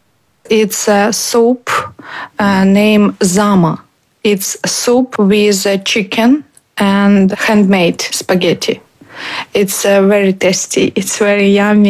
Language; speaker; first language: English; non-native, learner; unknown